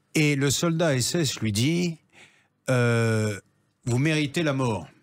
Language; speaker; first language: French; native; French